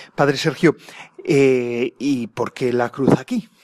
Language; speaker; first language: Spanish; native; Spanish